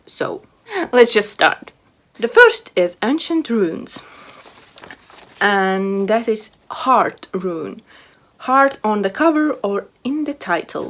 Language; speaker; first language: English; non-native, fluent; Latvian